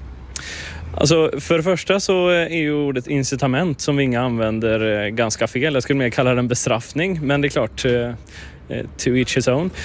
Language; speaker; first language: Swedish; native; Swedish